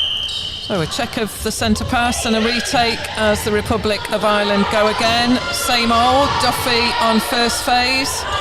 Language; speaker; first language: English; native; English